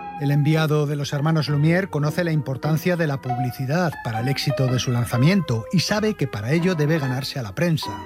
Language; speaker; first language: Spanish; native; Spanish